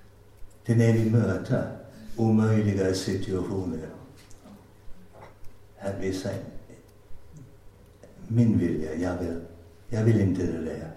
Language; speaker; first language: Swedish; non-native, fluent; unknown